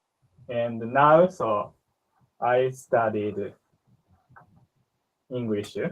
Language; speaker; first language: English; non-native, learner; Japanese